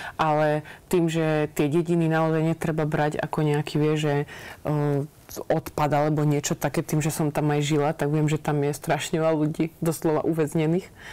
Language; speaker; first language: Slovak; native; Slovak